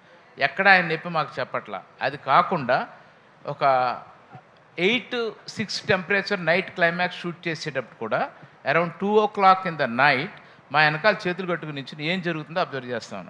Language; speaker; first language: Telugu; native; Telugu